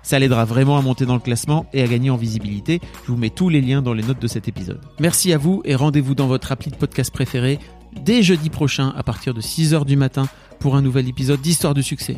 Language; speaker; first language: French; native; French